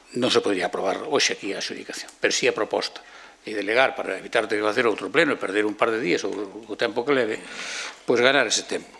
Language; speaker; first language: Galician; native; Galician